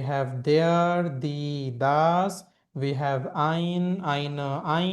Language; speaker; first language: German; non-native, fluent; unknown